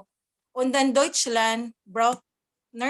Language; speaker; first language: German; non-native, learner; Cebuano